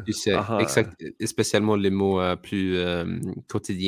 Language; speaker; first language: French; non-native, learner; English